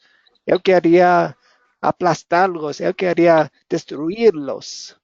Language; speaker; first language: Spanish; non-native, fluent; English